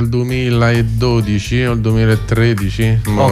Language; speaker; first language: Italian; native; Italian